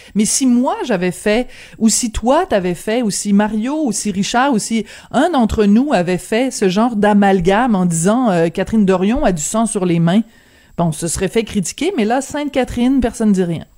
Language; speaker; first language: French; native; French